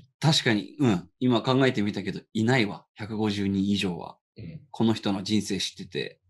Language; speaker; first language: Japanese; native; Japanese